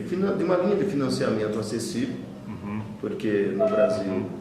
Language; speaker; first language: Portuguese; native; Portuguese